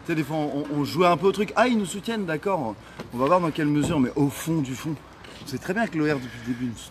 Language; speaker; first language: French; native; French